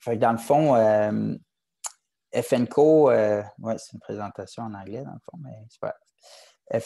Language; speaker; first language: French; native; French